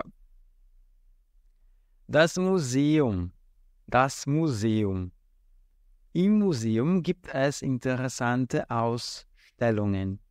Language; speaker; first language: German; non-native, fluent; Portuguese